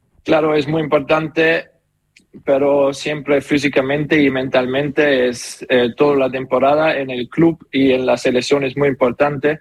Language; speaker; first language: Spanish; non-native, learner; German